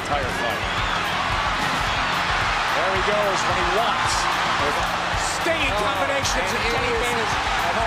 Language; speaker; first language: English; native; English